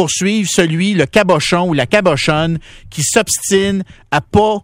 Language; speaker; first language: French; native; French